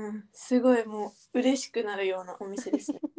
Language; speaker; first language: Japanese; native; Japanese